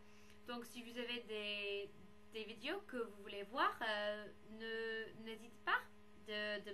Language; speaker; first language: French; non-native, fluent; English